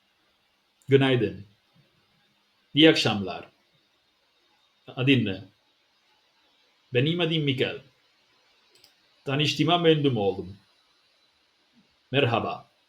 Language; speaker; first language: Turkish; non-native, learner; Basque